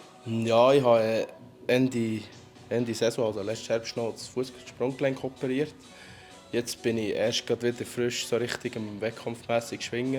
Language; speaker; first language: German; native; German